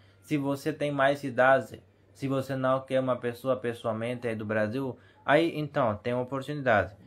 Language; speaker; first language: Portuguese; non-native, learner; Hindi